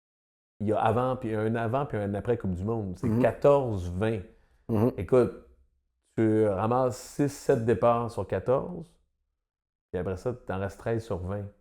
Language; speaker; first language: French; native; French